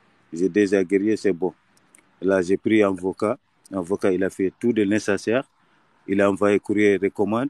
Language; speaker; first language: French; non-native, learner; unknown